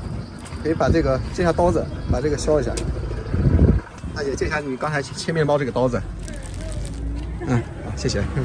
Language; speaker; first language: Chinese; native; Chinese